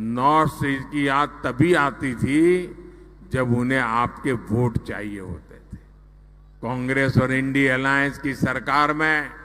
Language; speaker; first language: Hindi; non-native, local second language; Gujarati